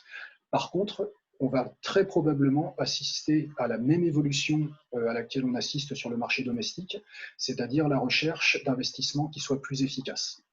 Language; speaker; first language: French; native; French